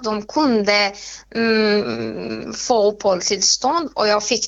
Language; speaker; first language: Swedish; non-native, fluent; Persian